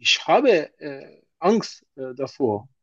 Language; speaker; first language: German; non-native, learner; Turkish